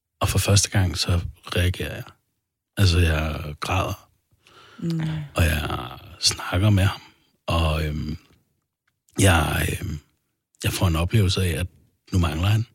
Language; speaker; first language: Danish; early bilingual, other home language; Arabic